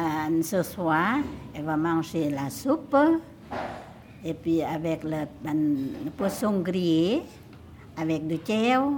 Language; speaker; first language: French; non-native, fluent; Lao